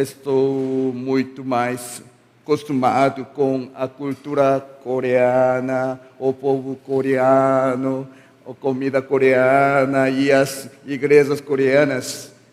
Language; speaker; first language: Portuguese; non-native, learner; Korean